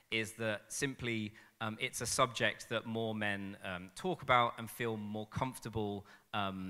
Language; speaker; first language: English; native; English